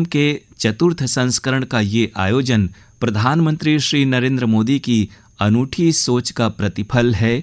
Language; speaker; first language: Hindi; native; Hindi